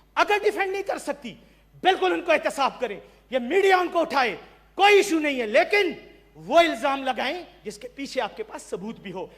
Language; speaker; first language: Urdu; non-native, local second language; Pashto